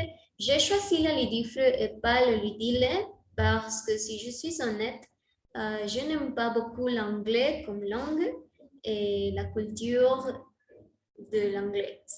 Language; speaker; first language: French; non-native, learner; Spanish